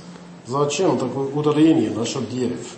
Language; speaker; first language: Russian; non-native, learner; English